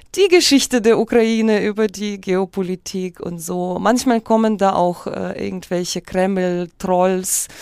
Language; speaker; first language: German; non-native, fluent; Russian